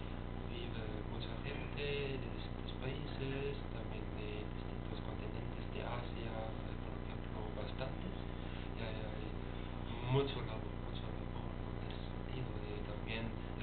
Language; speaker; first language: Spanish; non-native, fluent; German